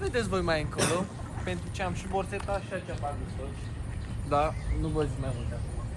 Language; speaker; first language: Romanian; native; Romanian